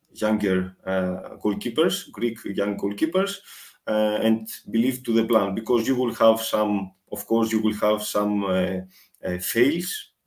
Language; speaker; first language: English; non-native, fluent; Greek